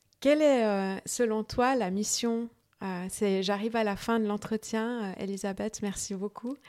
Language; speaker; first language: French; native; French